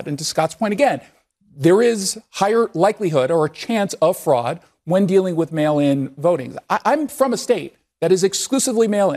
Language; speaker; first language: English; native; English